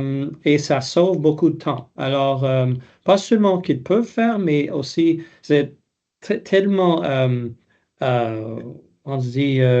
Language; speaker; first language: French; non-native, local second language; English